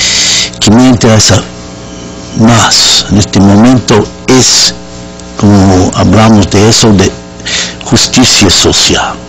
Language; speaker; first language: Spanish; non-native, learner; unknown